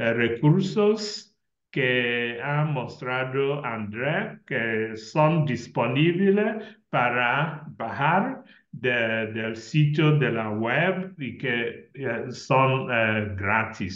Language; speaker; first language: Spanish; non-native, learner; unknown